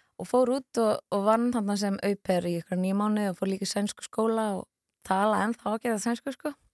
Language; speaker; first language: Icelandic; native; Icelandic